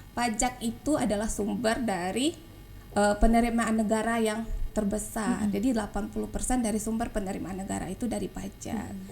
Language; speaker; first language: Indonesian; non-native, local second language; Minangkabau